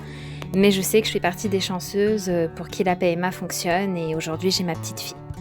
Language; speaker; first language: French; native; French